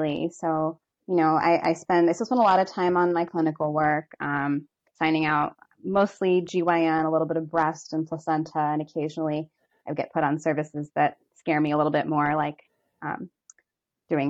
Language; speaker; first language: English; native; English